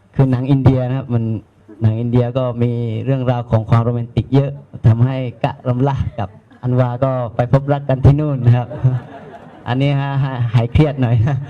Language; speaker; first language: Thai; non-native, local second language; Malay